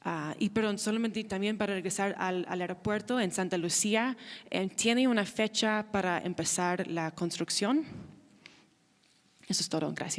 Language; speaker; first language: Spanish; non-native, fluent; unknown